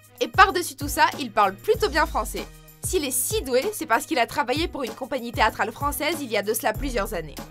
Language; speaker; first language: French; native; French